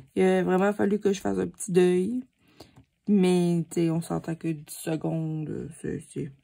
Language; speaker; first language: French; native; French